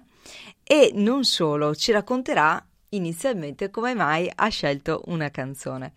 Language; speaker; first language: Italian; native; Italian